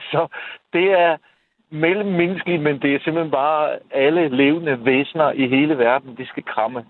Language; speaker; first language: Danish; non-native, fluent; Polish